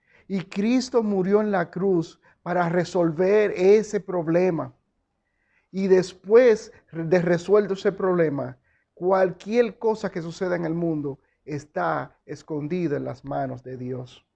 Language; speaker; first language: Spanish; native; Spanish